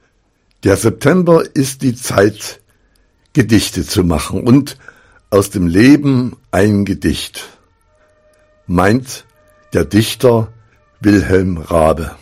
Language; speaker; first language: German; native; German